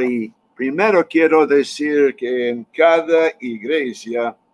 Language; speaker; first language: Spanish; non-native, fluent; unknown